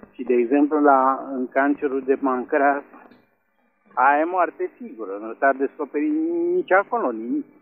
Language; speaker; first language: Romanian; native; Romanian